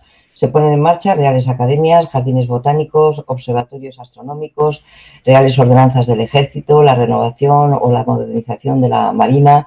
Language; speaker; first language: Spanish; native; Spanish